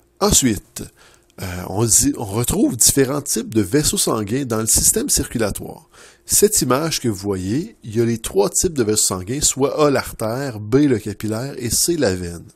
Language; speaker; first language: French; native; French